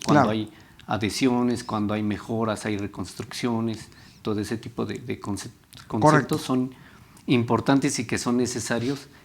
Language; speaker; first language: Spanish; native; Spanish